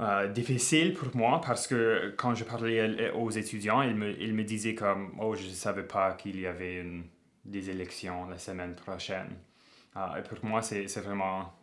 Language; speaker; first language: French; non-native, local second language; English